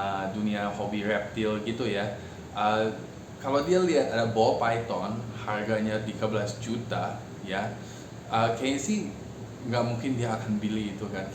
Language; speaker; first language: Indonesian; non-native, fluent; English